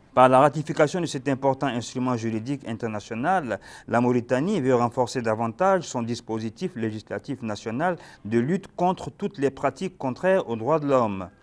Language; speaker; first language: French; non-native, local second language; Arabic